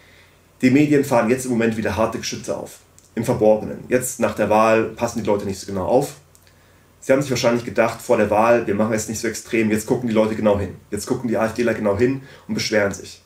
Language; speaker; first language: German; native; German